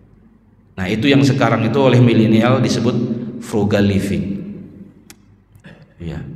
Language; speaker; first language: Indonesian; native; Indonesian